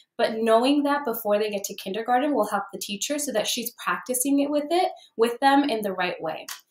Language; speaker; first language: English; early bilingual, other home language; Spanish